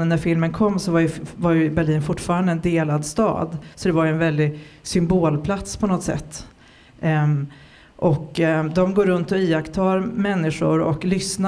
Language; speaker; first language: Swedish; native; Swedish